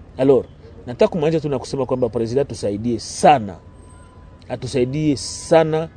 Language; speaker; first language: Swahili; native; Swahili